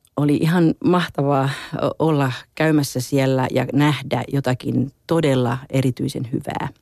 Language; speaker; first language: Finnish; native; Finnish